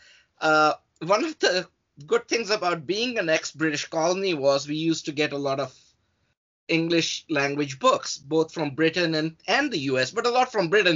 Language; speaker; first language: English; non-native, local second language; Urdu